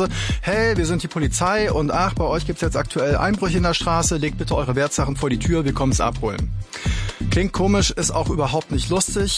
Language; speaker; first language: German; native; German